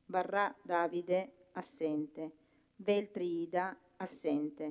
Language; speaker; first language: Italian; native; Italian